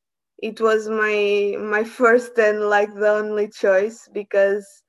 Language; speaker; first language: English; non-native, learner; Portuguese